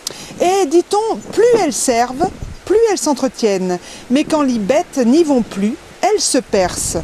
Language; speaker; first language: French; native; French